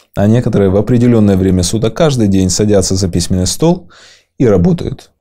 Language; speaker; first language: Russian; native; Russian